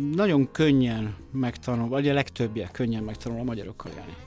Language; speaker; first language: Hungarian; early bilingual, other home language; Italian